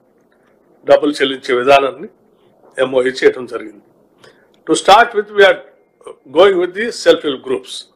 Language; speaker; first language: Telugu; native; Telugu